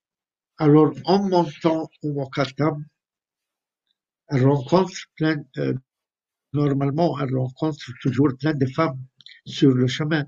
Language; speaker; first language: French; non-native, fluent; Arabic